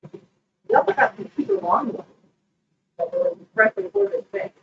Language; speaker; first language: English; native; English